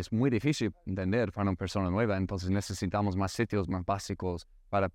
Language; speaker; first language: Spanish; non-native, learner; English